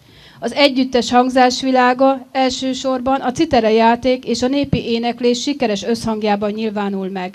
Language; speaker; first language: Hungarian; native; Hungarian